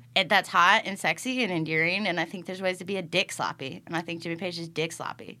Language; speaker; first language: English; native; English